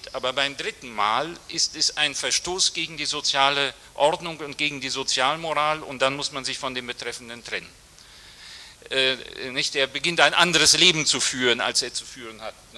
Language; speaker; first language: German; native; German